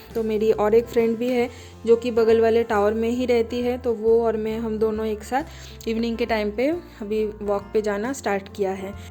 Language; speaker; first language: Hindi; non-native, local second language; Bangla